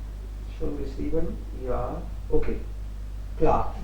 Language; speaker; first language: German; non-native, fluent; Hindi